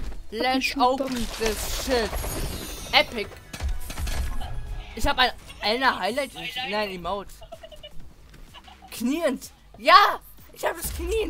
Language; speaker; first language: German; native; German